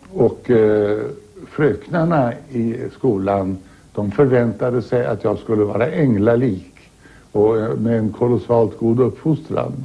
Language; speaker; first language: Swedish; native; Swedish